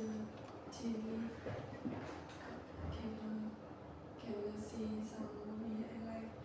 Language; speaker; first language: English; non-native, learner; Vietnamese